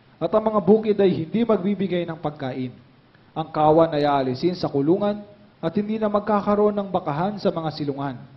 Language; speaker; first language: Filipino; native; Filipino